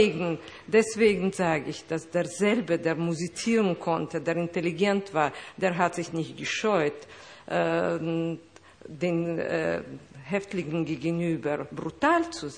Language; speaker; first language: German; non-native, fluent; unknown